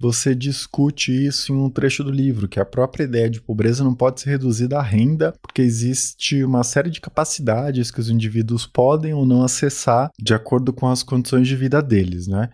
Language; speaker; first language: Portuguese; native; Portuguese